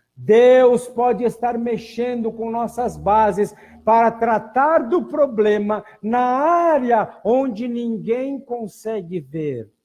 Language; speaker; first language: Portuguese; native; Portuguese